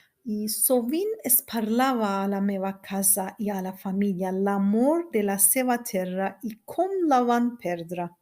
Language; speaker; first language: Catalan; non-native, learner; Turkish